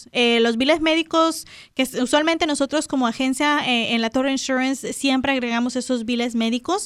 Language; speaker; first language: Spanish; native; Spanish